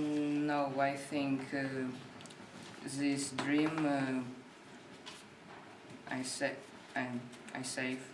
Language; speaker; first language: English; non-native, learner; Russian